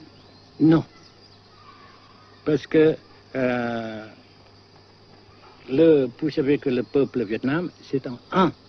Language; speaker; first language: French; non-native, fluent; Vietnamese